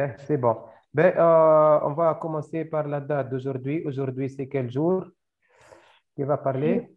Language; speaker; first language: French; non-native, local second language; Arabic